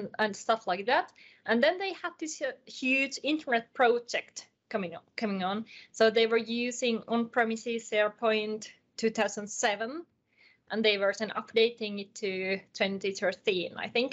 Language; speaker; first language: English; non-native, fluent; Finnish